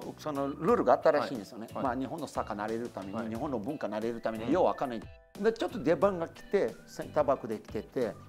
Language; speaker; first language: Japanese; non-native, fluent; Portuguese